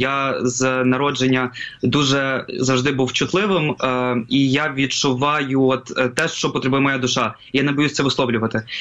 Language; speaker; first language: Ukrainian; non-native, local second language; Russian